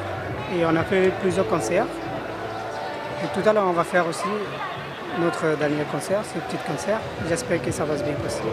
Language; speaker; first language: French; non-native, fluent; Bangla